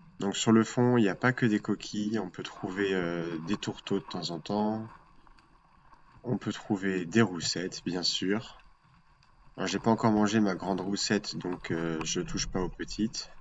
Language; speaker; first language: French; native; French